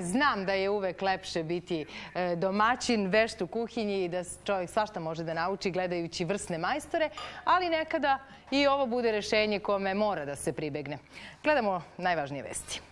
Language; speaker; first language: Serbian; native; Serbian